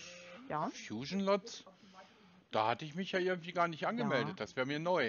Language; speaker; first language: German; native; German